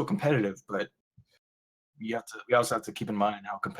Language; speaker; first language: English; native; English